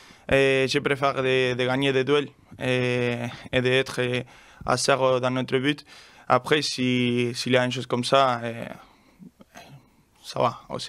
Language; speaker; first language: French; non-native, learner; Spanish